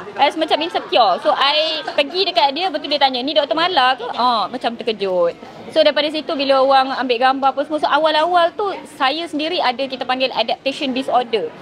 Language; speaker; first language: Malay; non-native, local second language; Tamil